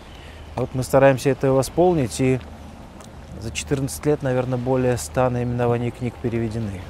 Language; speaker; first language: Russian; native; Russian